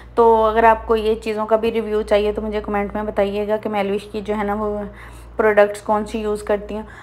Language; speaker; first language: Urdu; native; Urdu